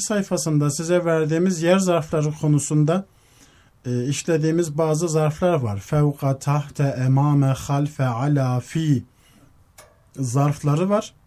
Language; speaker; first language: Turkish; native; Turkish